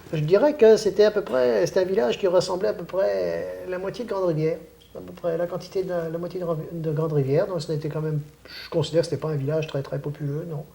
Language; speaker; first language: French; native; French